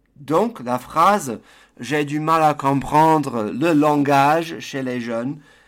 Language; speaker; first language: French; non-native, fluent; English